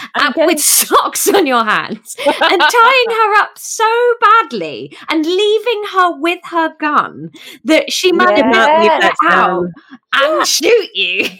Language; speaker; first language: English; native; English